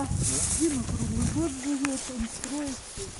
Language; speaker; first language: Russian; native; Russian